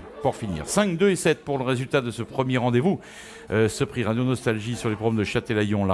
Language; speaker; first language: French; native; French